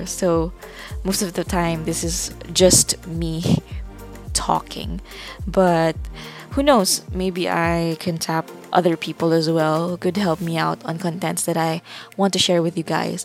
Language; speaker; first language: English; non-native, local second language; Filipino